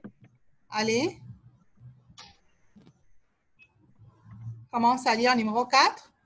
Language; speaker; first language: French; non-native, fluent; Arabic